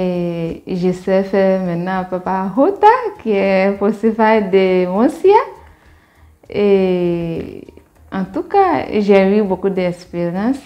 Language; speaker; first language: French; non-native, learner; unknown